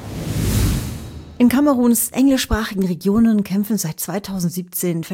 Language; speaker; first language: German; native; German